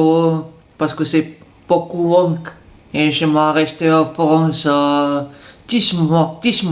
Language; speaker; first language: French; non-native, learner; Bulgarian